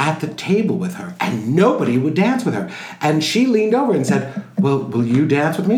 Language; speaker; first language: English; native; English